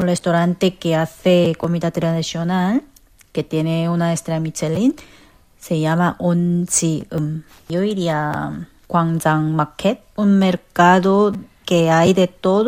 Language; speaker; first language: Spanish; non-native, learner; Korean